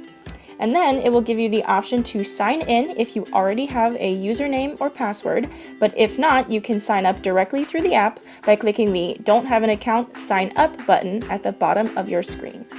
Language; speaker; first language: English; native; English